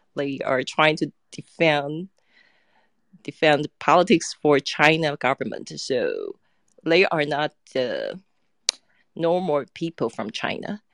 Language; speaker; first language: English; non-native, fluent; Chinese